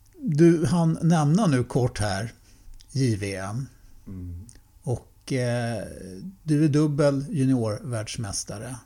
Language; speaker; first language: Swedish; native; Swedish